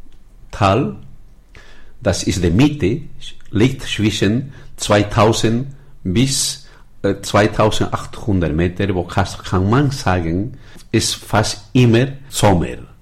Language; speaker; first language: German; non-native, learner; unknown